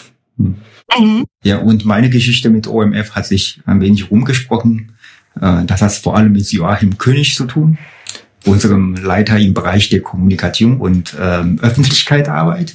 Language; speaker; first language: German; non-native, fluent; Chinese